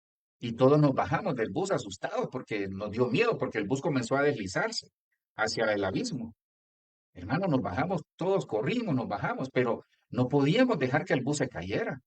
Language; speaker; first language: Spanish; native; Spanish